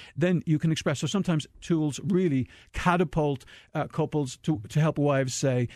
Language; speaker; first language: English; native; English